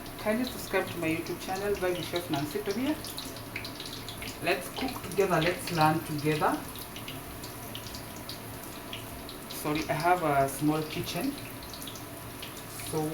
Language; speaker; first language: English; non-native, local second language; Swahili